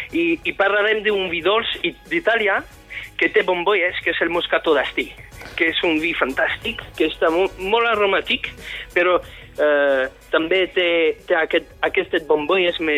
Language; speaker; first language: Catalan; non-native, fluent; French